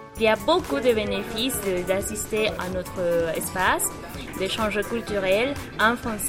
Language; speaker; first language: French; non-native, fluent; Spanish